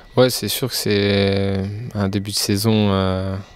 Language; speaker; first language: French; native; French